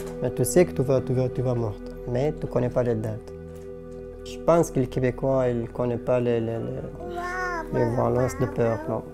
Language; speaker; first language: French; non-native, learner; Kurdish